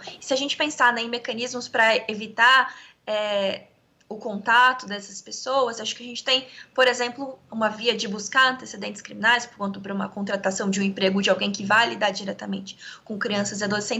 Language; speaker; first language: Portuguese; native; Portuguese